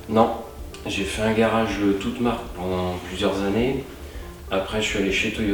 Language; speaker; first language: French; native; French